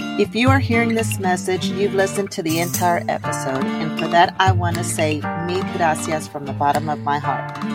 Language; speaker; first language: English; early bilingual, other home language; Spanish